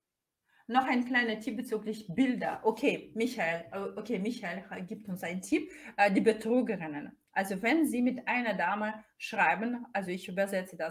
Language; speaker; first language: German; non-native, fluent; Russian